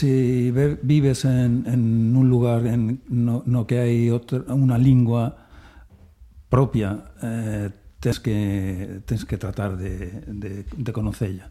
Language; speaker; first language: Galician; non-native, learner; Spanish